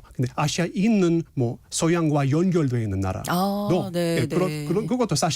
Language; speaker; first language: Korean; non-native, fluent; English